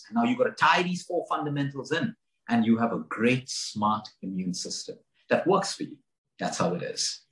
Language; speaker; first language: English; non-native, local second language; Konkani